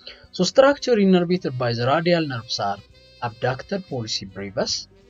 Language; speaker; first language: English; non-native, fluent; Amharic